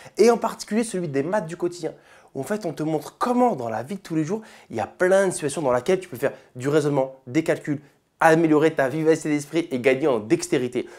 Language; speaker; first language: French; native; French